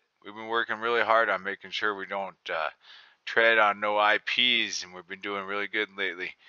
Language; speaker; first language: English; native; English